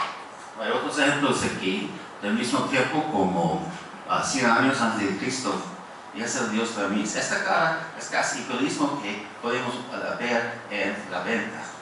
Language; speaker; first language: Spanish; non-native, fluent; English